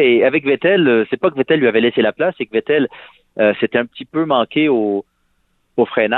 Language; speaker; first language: French; native; French